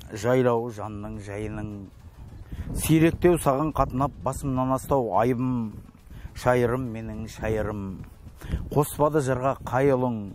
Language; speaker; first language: Kazakh; native; Kazakh